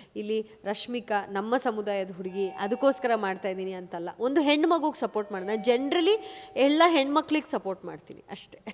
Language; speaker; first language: Kannada; non-native, local second language; Kodava